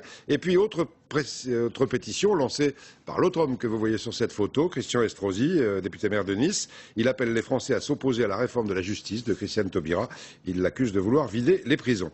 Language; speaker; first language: French; native; French